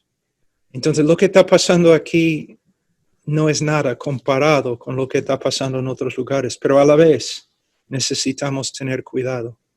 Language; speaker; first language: Spanish; non-native, fluent; English